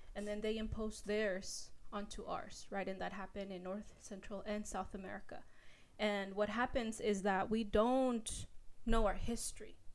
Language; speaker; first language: English; early bilingual, other home language; Spanish